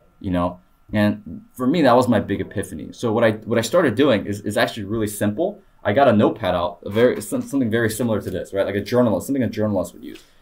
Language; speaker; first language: English; early bilingual, other home language; Korean